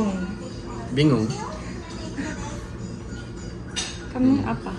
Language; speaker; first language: Indonesian; non-native, learner; Japanese